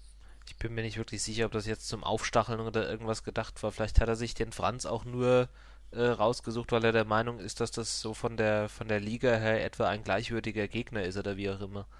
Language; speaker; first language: German; native; German